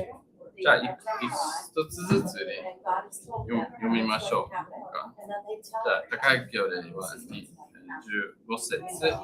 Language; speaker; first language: Japanese; non-native, learner; English